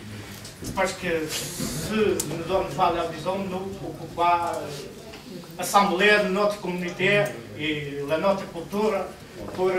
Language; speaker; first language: French; non-native, learner; Portuguese